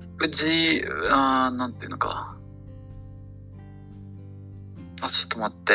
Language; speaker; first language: Japanese; non-native, learner; Ukrainian